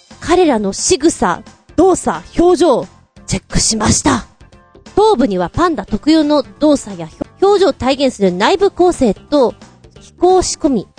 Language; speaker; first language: Japanese; native; Japanese